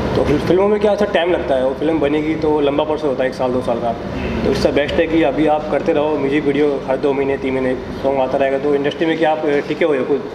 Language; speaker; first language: Hindi; native; Hindi